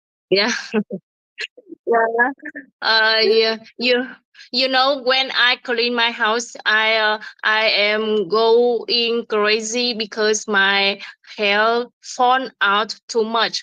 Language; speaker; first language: English; non-native, learner; Vietnamese